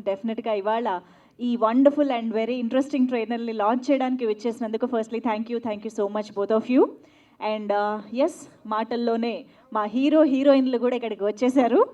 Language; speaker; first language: Telugu; native; Telugu